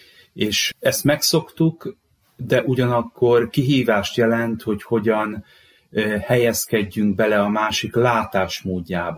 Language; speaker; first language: Hungarian; native; Hungarian